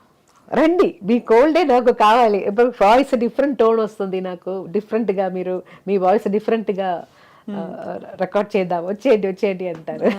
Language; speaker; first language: Telugu; non-native, local second language; Malayalam